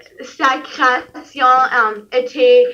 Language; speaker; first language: French; non-native, learner; English